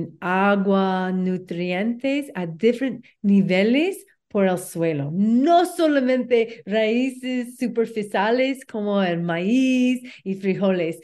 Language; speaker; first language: Spanish; non-native, learner; English